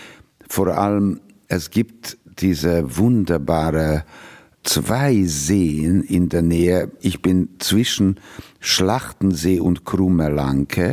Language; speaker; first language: German; non-native, fluent; Hungarian